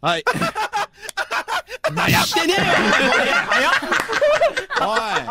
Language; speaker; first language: Japanese; native; Japanese